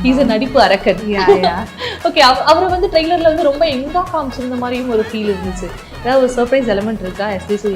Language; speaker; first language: Tamil; native; Tamil